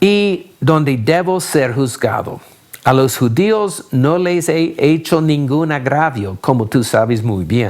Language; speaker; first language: Spanish; non-native, fluent; English